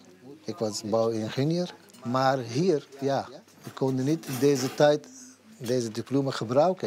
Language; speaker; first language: Dutch; non-native, learner; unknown